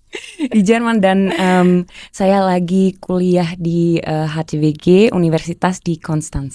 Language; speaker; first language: Indonesian; early bilingual, heritage; German